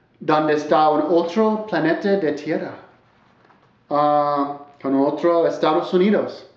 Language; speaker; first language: Spanish; non-native, learner; English